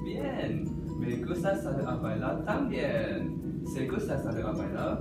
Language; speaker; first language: Spanish; non-native, learner; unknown